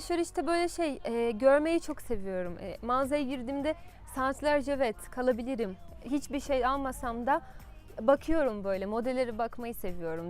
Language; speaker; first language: Turkish; non-native, fluent; Portuguese